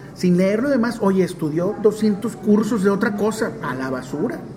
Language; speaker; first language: Spanish; non-native, local second language; English